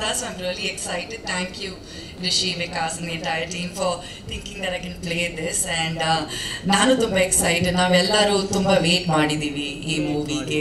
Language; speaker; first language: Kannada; non-native, learner; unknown